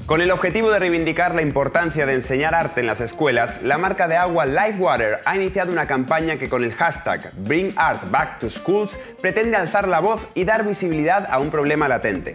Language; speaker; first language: Spanish; native; Spanish